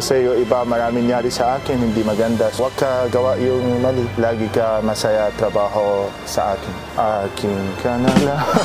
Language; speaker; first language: Filipino; non-native, learner; Arabic